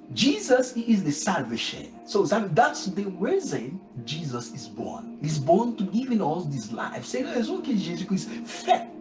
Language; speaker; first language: English; non-native, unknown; Haitian Creole